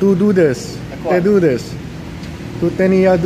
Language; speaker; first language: Spanish; non-native, fluent; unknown